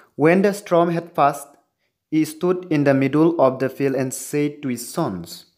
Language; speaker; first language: English; non-native, local second language; Assamese